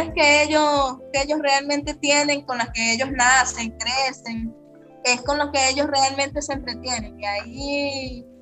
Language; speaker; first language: Spanish; native; Spanish